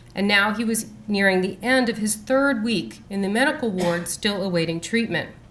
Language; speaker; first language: English; native; English